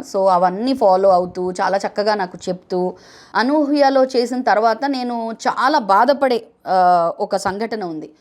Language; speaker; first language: Telugu; non-native, fluent; Bangla